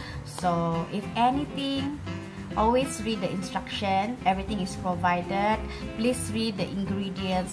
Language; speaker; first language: English; non-native, local second language; Malay